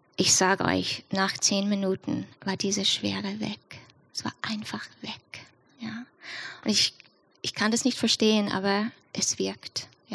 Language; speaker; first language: German; non-native, fluent; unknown